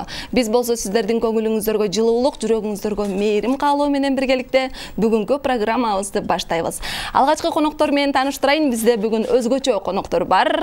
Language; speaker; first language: Kyrgyz; native; Kyrgyz